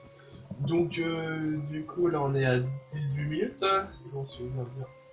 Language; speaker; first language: French; native; French